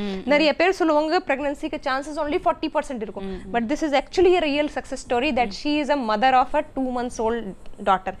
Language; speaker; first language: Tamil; non-native, learner; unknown